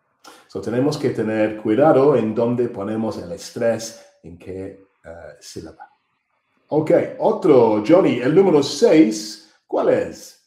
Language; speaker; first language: Spanish; non-native, fluent; English